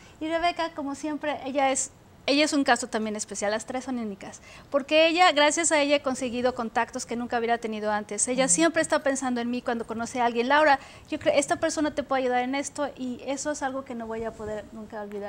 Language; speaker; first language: Spanish; native; Spanish